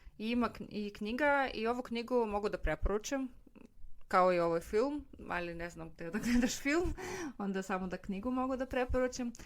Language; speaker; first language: Bosnian; non-native, fluent; Russian